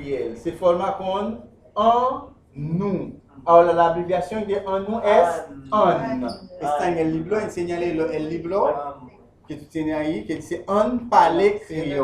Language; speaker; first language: Spanish; non-native, fluent; Haitian Creole